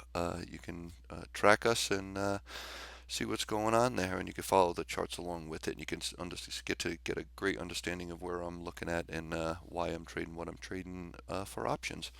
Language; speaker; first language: English; native; English